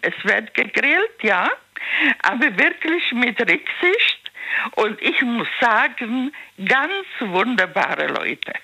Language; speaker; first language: German; non-native, learner; Czech